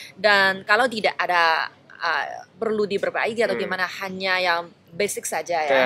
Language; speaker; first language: Indonesian; non-native, fluent; Chinese